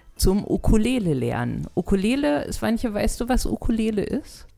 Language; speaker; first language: German; native; German